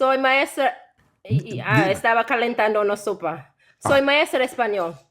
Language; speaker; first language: Spanish; non-native, fluent; English